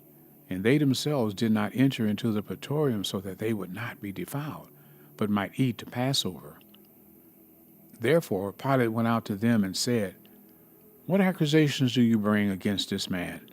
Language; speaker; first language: English; native; English